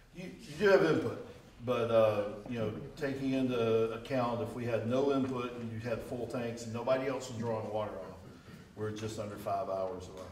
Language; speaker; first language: English; native; English